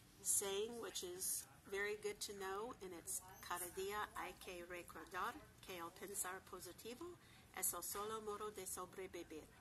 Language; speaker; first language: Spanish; non-native, fluent; English